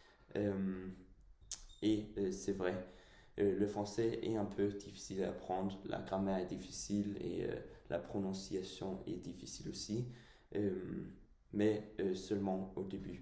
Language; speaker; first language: French; non-native, fluent; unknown